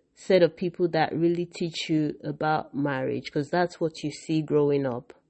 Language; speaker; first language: English; non-native, local second language; Yoruba